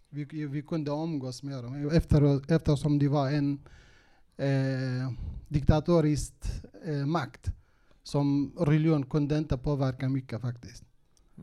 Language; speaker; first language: Swedish; non-native, local second language; Kurdish